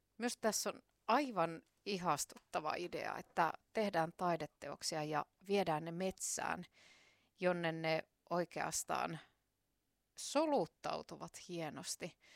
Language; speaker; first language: Finnish; native; Finnish